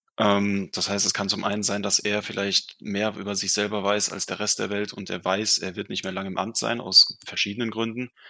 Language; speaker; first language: German; non-native, fluent; Russian